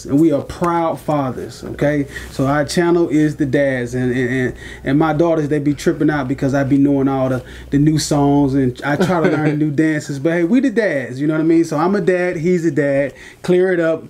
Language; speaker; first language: English; native; English